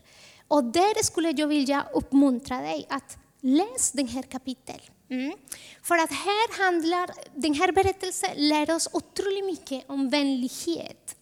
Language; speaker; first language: Swedish; non-native, fluent; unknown